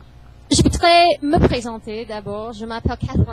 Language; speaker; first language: French; non-native, fluent; English